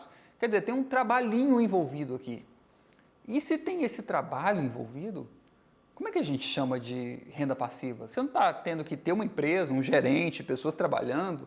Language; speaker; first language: Portuguese; native; Portuguese